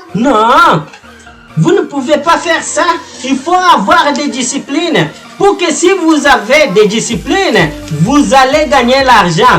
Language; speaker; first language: French; non-native, fluent; Portuguese